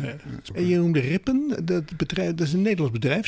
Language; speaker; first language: Dutch; native; Dutch